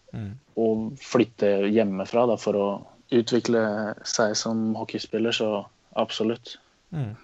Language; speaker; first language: Norwegian; native; Norwegian